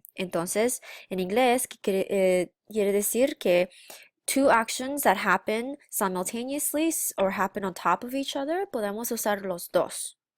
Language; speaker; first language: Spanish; non-native, fluent; English